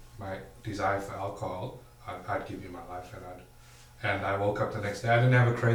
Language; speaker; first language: English; native; English